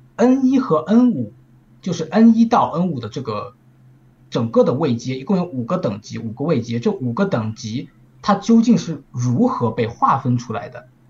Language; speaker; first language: Chinese; native; Chinese